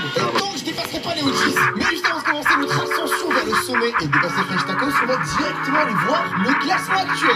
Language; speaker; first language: French; native; French